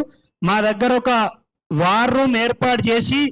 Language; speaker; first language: Telugu; native; Telugu